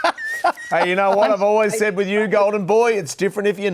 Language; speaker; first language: English; native; English